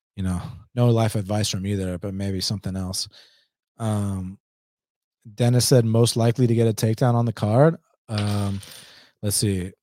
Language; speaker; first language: English; early bilingual, other home language; Spanish